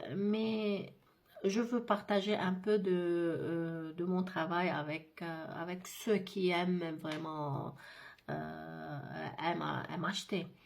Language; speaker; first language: French; non-native, local second language; Arabic